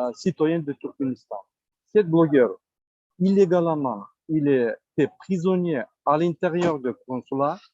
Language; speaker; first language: French; non-native, learner; Turkmen